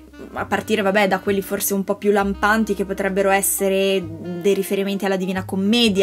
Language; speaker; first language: Italian; native; Italian